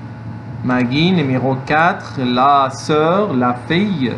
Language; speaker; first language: French; non-native, fluent; Arabic